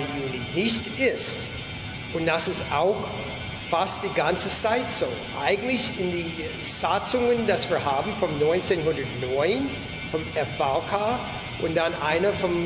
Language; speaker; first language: German; non-native, fluent; English